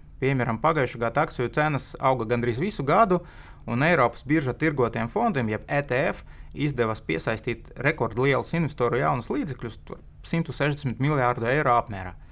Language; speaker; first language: Latvian; non-native, local second language; Russian